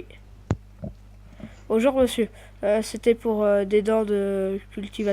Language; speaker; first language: French; native; French